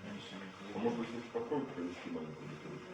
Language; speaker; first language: Russian; native; Russian